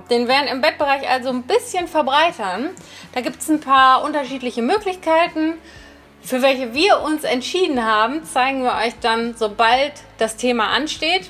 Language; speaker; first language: German; native; German